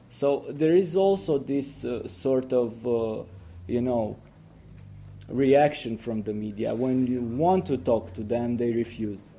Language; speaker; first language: English; non-native, fluent; Romanian